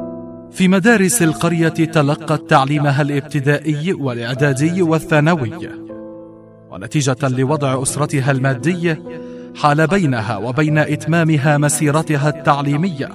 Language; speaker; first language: Arabic; native; Arabic